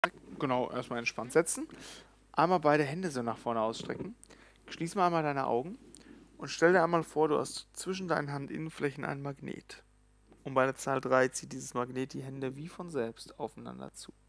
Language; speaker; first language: German; native; German